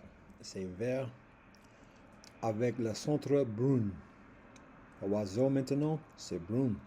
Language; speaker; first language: French; non-native, learner; English